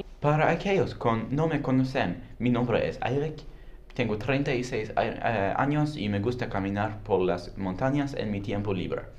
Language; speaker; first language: Spanish; non-native, learner; Norwegian